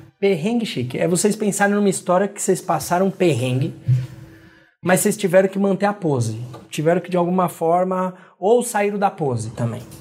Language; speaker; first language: Portuguese; native; Portuguese